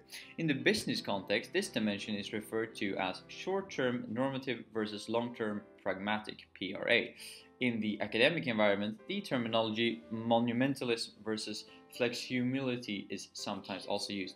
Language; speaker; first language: English; non-native, fluent; Swedish